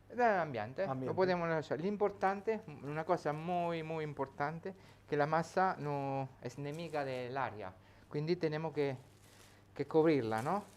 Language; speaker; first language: Spanish; non-native, learner; Italian